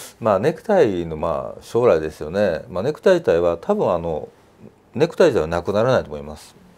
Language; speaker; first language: Japanese; native; Japanese